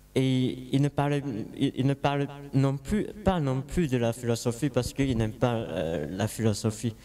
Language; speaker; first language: French; non-native, learner; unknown